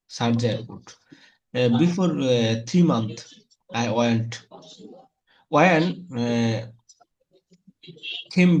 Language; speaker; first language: English; non-native, fluent; Bangla